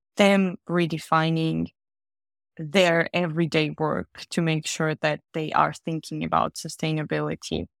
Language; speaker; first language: English; non-native, fluent; Georgian